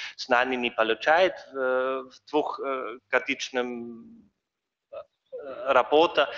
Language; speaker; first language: Russian; non-native, learner; German